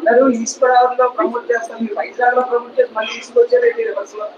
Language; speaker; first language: Telugu; non-native, fluent; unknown